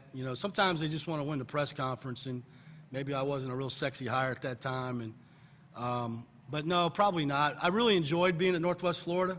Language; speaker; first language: English; native; English